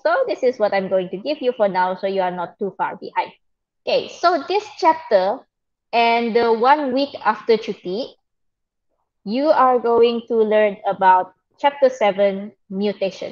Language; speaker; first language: English; non-native, local second language; Malay